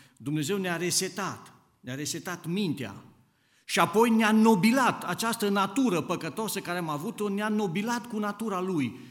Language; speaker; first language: Romanian; native; Romanian